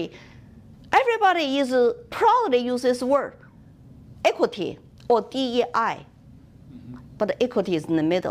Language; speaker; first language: English; non-native, fluent; Chinese